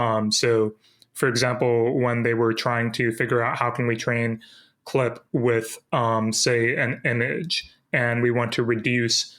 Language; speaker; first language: English; native; English